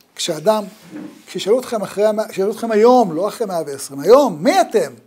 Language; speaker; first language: Hebrew; native; Hebrew